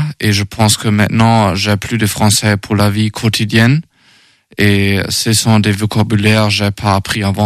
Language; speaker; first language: French; non-native, learner; German